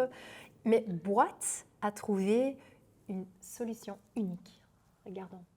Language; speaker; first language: French; non-native, local second language; Dutch